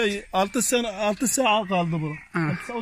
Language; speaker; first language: Turkish; non-native, learner; Arabic